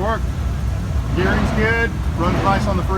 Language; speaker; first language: English; native; English